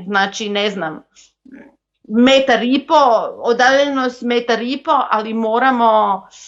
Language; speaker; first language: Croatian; non-native, local second language; Macedonian